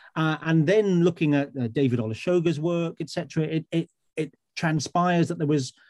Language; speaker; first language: English; native; English